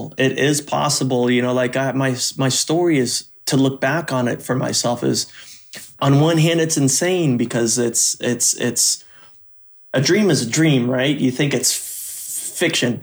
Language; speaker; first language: English; native; English